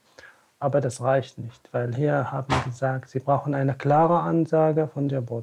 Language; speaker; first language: German; non-native, fluent; Tamasheq